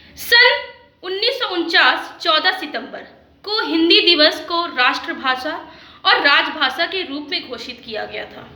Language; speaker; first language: Hindi; native; Hindi